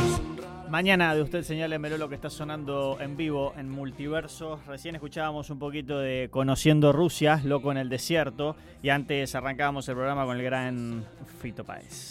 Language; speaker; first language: Spanish; native; Spanish